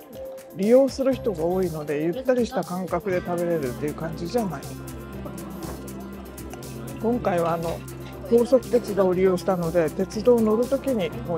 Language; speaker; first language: Japanese; native; Japanese